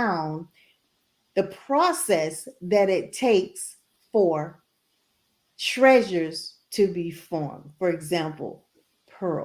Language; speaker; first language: English; native; English